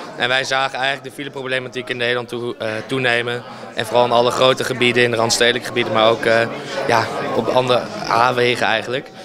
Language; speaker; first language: Dutch; native; Dutch